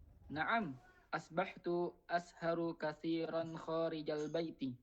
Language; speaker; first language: Arabic; non-native, learner; Indonesian